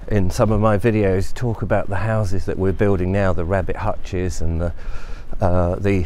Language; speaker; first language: English; native; English